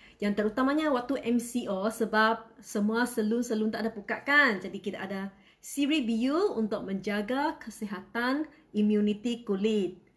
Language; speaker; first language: Malay; non-native, local second language; Chinese